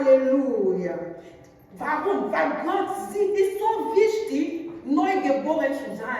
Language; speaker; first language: German; non-native, learner; French